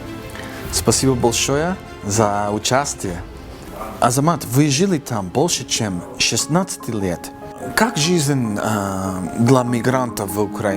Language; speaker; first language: Russian; non-native, learner; English